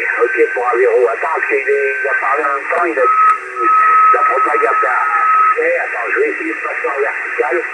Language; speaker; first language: French; native; French